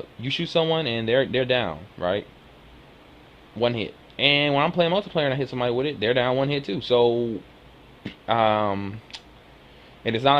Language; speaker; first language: English; native; English